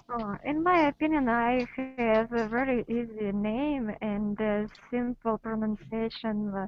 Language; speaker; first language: English; non-native, learner; Russian